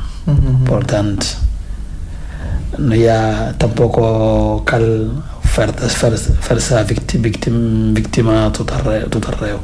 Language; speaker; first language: Catalan; non-native, fluent; Fula